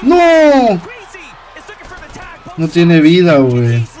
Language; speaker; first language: Spanish; native; Spanish